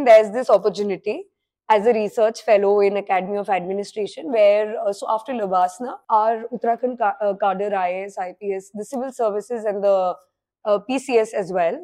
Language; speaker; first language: English; non-native, local second language; Hindi